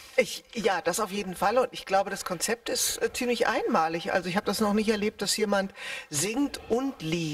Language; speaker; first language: German; native; German